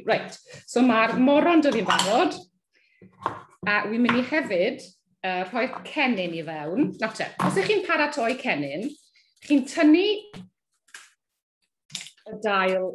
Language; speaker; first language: Welsh; native; Welsh